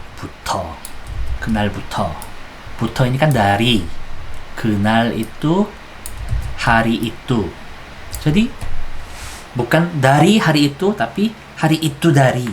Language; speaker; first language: Indonesian; non-native, fluent; Korean